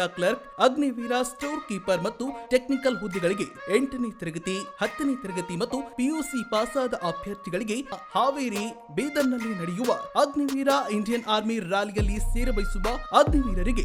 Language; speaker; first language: Kannada; native; Kannada